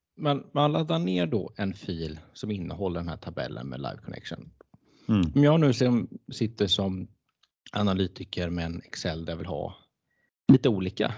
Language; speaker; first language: Swedish; native; Swedish